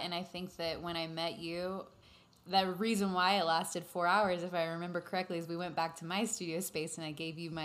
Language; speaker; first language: English; native; English